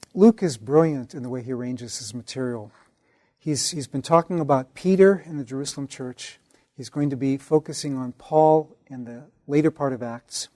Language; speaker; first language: English; native; English